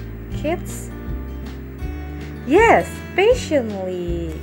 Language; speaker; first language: English; non-native, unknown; Indonesian